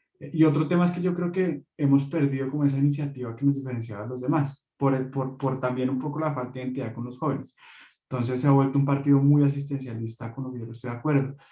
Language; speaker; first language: Spanish; native; Spanish